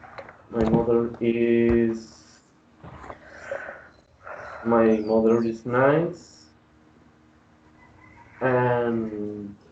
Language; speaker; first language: English; non-native, learner; Spanish